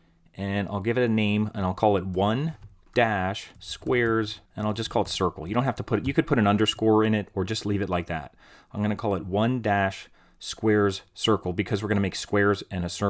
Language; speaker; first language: English; native; English